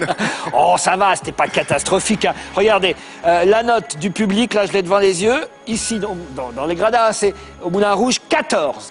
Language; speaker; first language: French; native; French